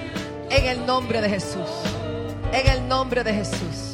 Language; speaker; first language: Spanish; native; Spanish